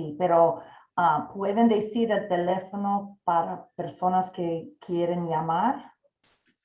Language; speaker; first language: Spanish; non-native, fluent; English